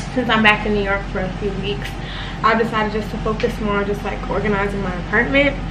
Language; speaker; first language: English; native; English